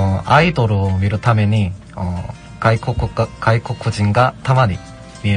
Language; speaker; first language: Japanese; non-native, learner; Korean